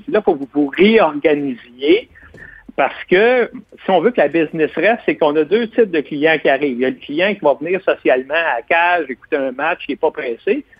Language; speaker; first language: French; native; French